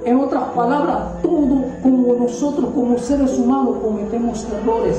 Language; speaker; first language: Spanish; native; Spanish